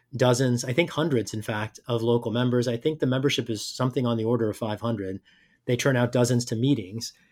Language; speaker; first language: English; native; English